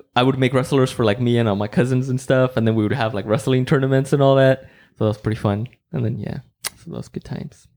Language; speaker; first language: English; non-native, fluent; Spanish